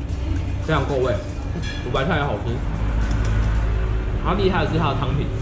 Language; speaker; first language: Chinese; native; Chinese